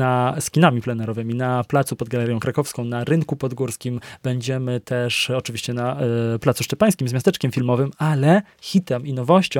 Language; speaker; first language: Polish; native; Polish